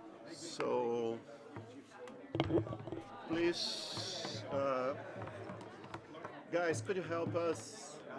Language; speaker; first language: English; non-native, fluent; Portuguese